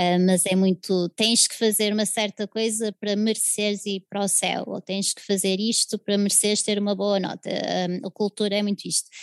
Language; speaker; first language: Portuguese; early bilingual, other home language; English